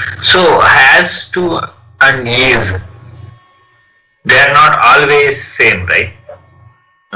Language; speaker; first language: English; non-native, learner; Telugu